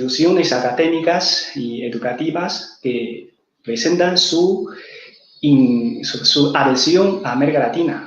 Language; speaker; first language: Spanish; non-native, fluent; Chinese